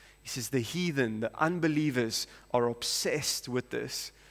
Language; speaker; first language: English; non-native, local second language; Afrikaans